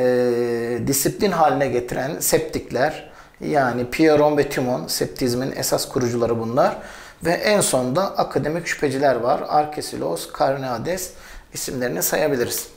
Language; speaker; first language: Turkish; native; Turkish